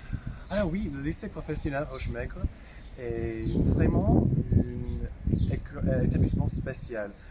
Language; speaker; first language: French; non-native, fluent; English